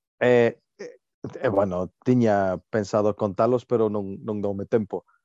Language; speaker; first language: Galician; non-native, local second language; Spanish